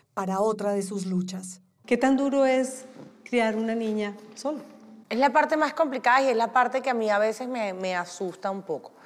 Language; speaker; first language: Spanish; native; Spanish